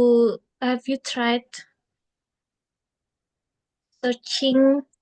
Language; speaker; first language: English; non-native, learner; Indonesian